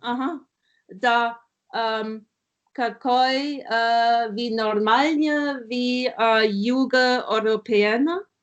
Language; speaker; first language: Russian; non-native, learner; German